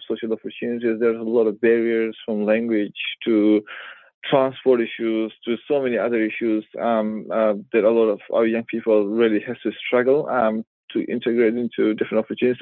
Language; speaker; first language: English; non-native, local second language; Persian